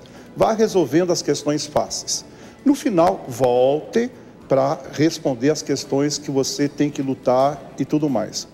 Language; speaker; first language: Portuguese; native; Portuguese